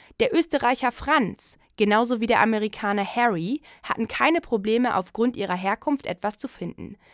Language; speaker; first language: German; native; German